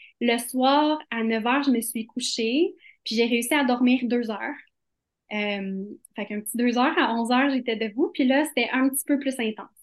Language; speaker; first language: French; native; French